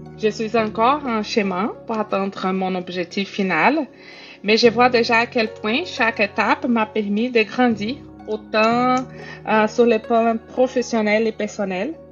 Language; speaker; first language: French; non-native, fluent; Portuguese